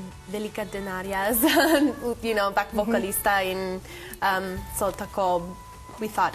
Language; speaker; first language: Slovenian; non-native, learner; English